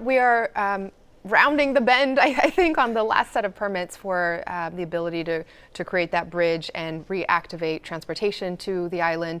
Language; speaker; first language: English; native; English